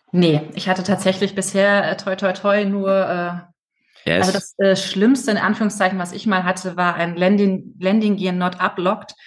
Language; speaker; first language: German; native; German